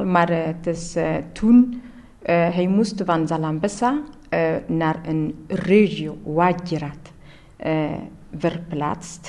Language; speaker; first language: Dutch; non-native, learner; Tigrinya